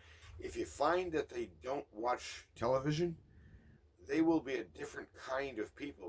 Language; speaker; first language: English; native; English